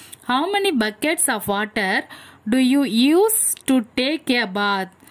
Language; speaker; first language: English; non-native, local second language; Tamil